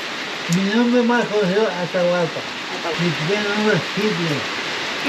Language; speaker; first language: Spanish; non-native, local second language; Quechua